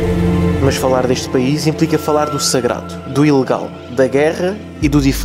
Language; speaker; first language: Portuguese; native; Portuguese